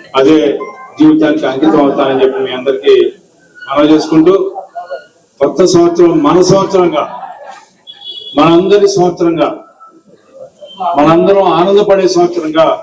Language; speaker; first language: Telugu; native; Telugu